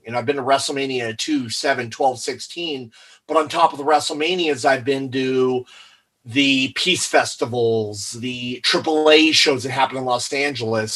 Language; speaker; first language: English; native; English